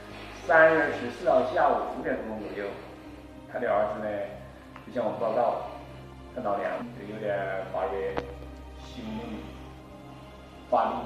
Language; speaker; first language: Chinese; native; Chinese